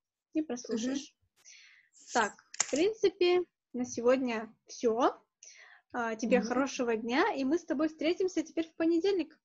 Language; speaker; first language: Russian; native; Russian